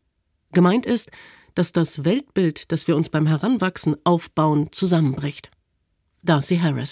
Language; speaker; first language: German; native; German